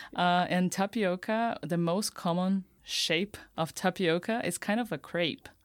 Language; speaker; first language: English; non-native, fluent; Portuguese